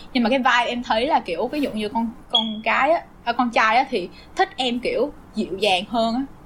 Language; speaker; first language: Vietnamese; native; Vietnamese